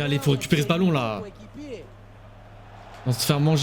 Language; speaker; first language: French; native; French